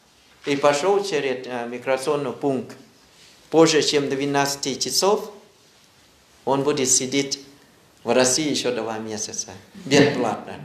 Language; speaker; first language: Russian; non-native, learner; Thai